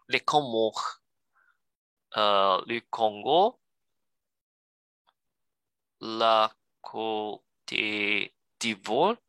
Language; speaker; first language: French; non-native, learner; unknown